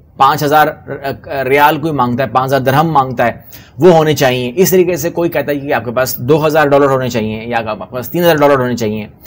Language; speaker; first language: Urdu; non-native, local second language; Punjabi